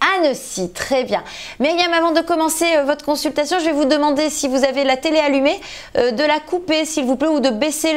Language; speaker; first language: French; native; French